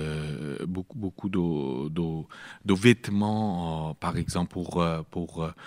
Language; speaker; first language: French; non-native, learner; Persian